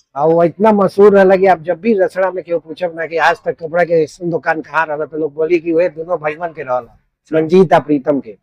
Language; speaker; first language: Bhojpuri; non-native, local second language; Punjabi